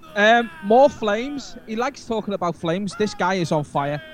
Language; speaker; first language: English; native; English